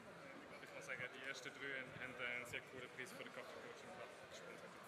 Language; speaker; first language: German; native; German